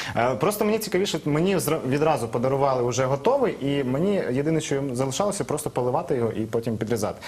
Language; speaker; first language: Ukrainian; native; Ukrainian